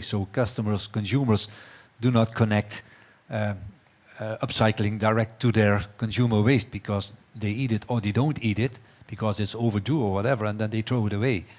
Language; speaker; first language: English; non-native, fluent; Dutch